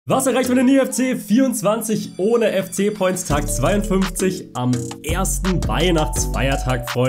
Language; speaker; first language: German; native; German